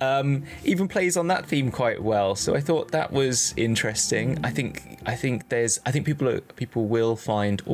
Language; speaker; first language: English; native; English